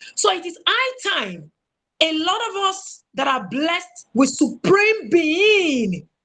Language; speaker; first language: English; non-native, local second language; Yoruba